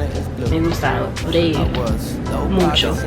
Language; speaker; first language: Spanish; non-native, learner; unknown